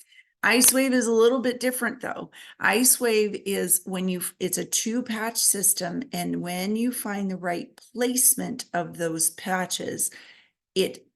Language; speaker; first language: English; native; English